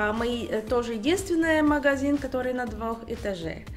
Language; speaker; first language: Russian; non-native, learner; Bulgarian